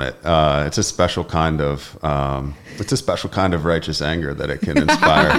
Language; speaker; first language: English; native; English